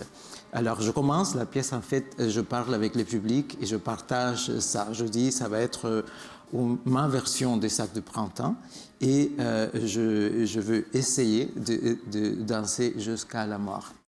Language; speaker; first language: French; non-native, fluent; Spanish